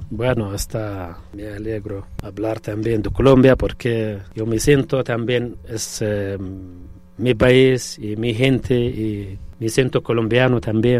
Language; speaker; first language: Spanish; non-native, fluent; Arabic